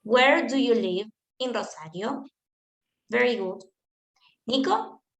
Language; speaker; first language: English; non-native, fluent; Spanish